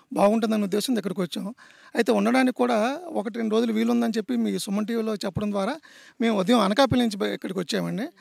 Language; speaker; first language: Telugu; native; Telugu